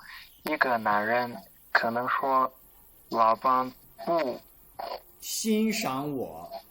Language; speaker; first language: Chinese; non-native, learner; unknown